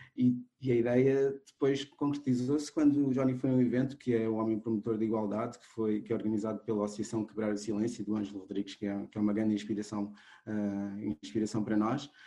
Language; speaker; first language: Portuguese; non-native, local second language; Kabuverdianu